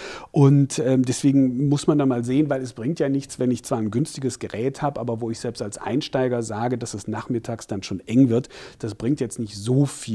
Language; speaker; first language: German; native; German